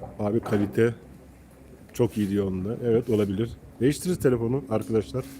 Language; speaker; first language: Turkish; native; Turkish